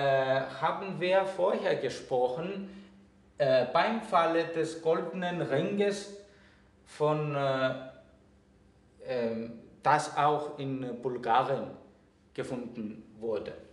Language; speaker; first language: German; non-native, fluent; Greek